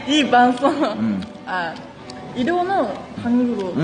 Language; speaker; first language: Korean; non-native, learner; Japanese